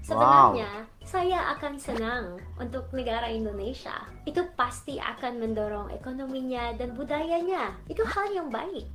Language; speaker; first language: Indonesian; non-native, learner; Filipino